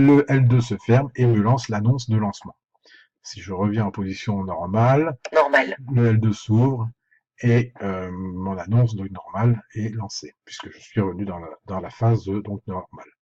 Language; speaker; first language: French; native; French